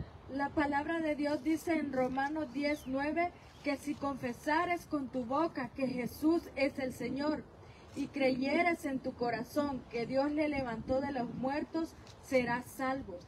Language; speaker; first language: Spanish; non-native, learner; English